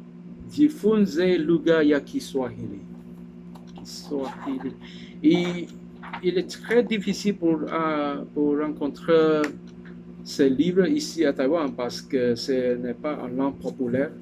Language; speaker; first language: French; non-native, learner; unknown